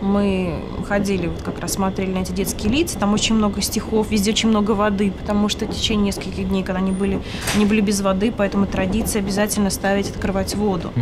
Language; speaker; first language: Russian; native; Russian